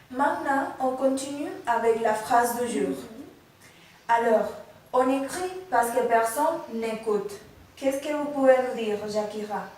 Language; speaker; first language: French; non-native, learner; Spanish